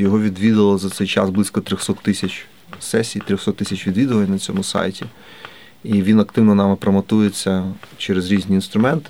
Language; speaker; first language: Ukrainian; native; Ukrainian